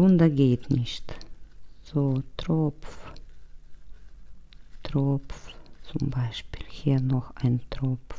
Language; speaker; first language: German; non-native, learner; Russian